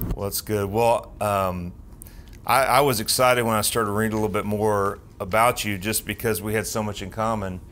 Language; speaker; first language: English; native; English